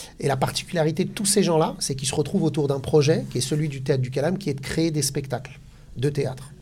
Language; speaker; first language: French; native; French